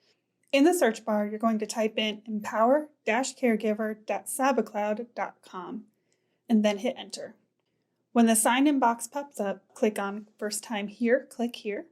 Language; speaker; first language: English; native; English